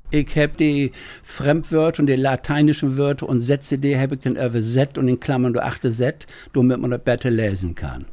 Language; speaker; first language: German; native; German